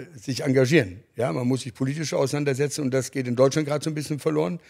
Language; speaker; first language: German; early bilingual, other home language; English